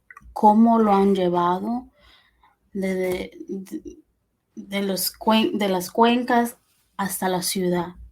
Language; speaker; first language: Spanish; early bilingual, heritage; Spanish